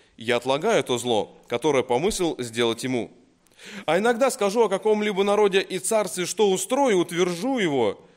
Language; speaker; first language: Russian; native; Russian